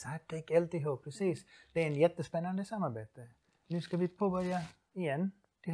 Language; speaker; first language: Swedish; non-native, fluent; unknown